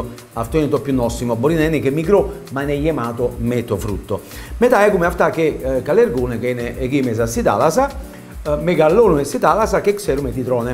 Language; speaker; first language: Greek; non-native, fluent; Italian